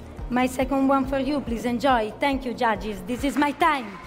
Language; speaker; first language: English; non-native, learner; Italian